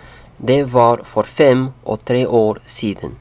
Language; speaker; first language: Danish; non-native, learner; English